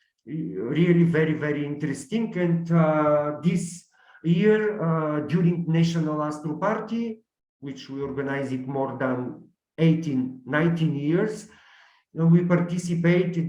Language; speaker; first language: English; non-native, learner; Bulgarian